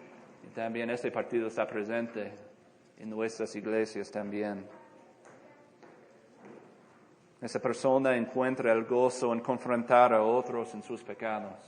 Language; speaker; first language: Spanish; non-native, fluent; English